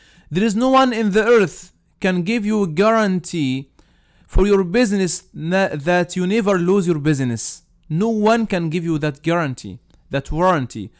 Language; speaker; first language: English; non-native, fluent; Arabic